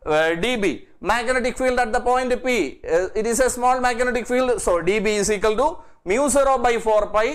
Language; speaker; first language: English; non-native, local second language; Malayalam